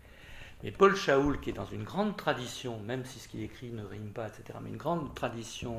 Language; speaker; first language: French; native; French